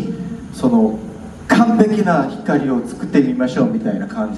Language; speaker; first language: Japanese; non-native, fluent; Korean